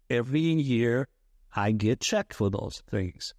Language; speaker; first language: English; native; English